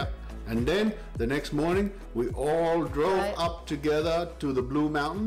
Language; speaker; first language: English; native; English